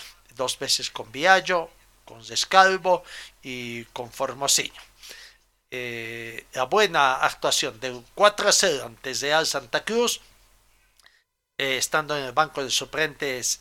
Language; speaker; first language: Spanish; native; Spanish